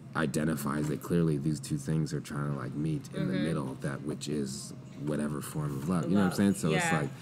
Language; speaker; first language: English; native; English